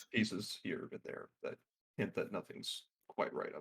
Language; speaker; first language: English; native; English